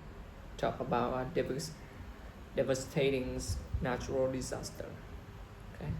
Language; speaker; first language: English; non-native, learner; Vietnamese